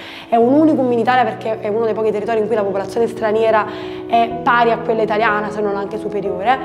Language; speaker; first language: Italian; native; Italian